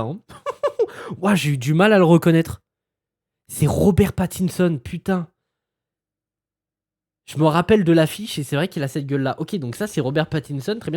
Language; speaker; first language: French; native; French